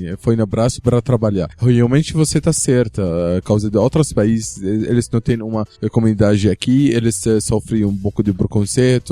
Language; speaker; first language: Portuguese; non-native, learner; Arabic